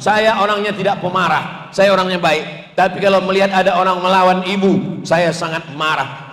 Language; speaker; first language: Indonesian; native; Indonesian